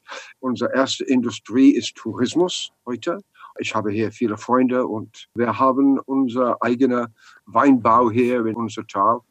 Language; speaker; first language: German; non-native, learner; English